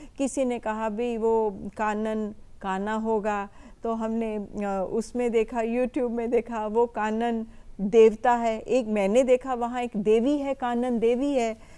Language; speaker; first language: Hindi; non-native, local second language; Punjabi